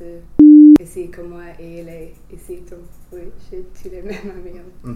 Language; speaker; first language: French; non-native, fluent; English